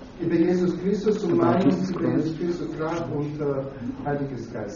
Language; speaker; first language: German; non-native, learner; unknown